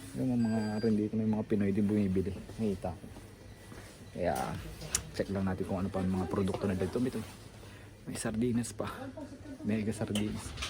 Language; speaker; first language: Filipino; non-native, local second language; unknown